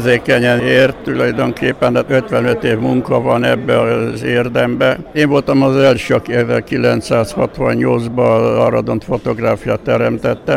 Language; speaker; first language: Hungarian; native; Hungarian